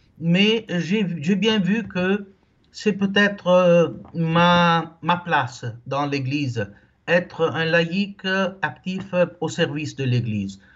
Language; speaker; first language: French; non-native, local second language; Arabic